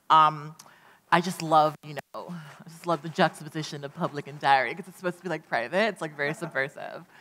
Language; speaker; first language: English; native; English